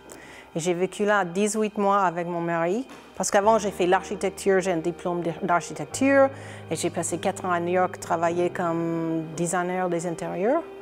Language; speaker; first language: French; non-native, fluent; English